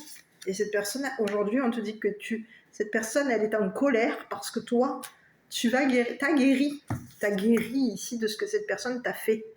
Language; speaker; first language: French; native; French